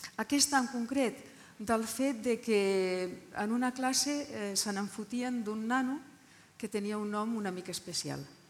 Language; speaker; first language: Catalan; non-native, local second language; Spanish